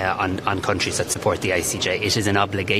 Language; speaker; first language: English; native; English